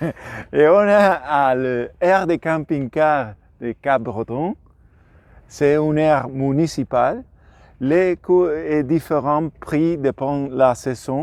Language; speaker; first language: French; non-native, learner; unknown